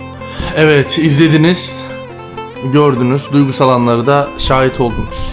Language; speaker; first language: Turkish; native; Turkish